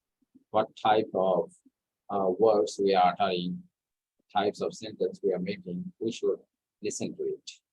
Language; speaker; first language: English; non-native, fluent; Bangla